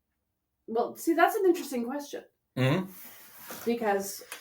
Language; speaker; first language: English; native; English